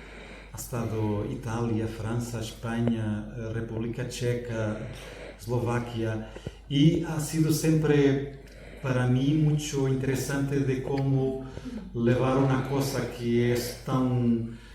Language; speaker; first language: Spanish; non-native, fluent; Portuguese